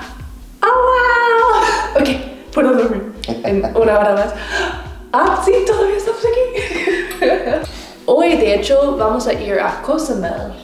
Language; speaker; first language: Spanish; non-native, learner; English